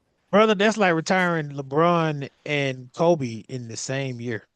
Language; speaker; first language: English; native; English